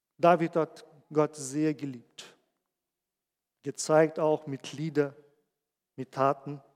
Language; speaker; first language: German; non-native, fluent; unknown